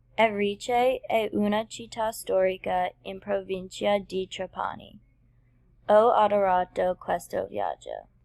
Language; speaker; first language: Italian; non-native, learner; English